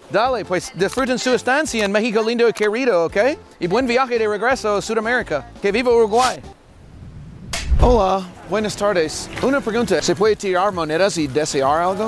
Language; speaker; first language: Spanish; non-native, fluent; English